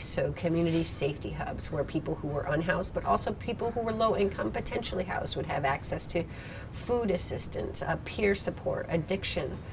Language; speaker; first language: English; native; English